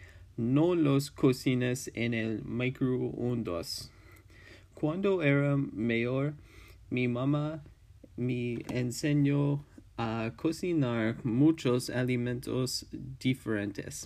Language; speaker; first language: Spanish; non-native, learner; English